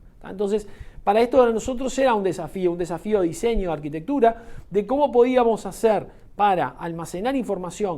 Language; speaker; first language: Spanish; native; Spanish